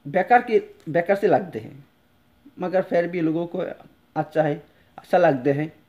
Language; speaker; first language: Hindi; non-native, local second language; Bangla